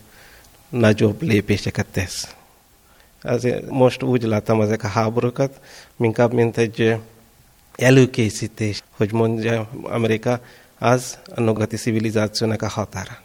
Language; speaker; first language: Hungarian; non-native, fluent; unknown